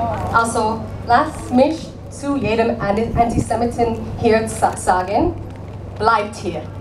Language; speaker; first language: German; non-native, learner; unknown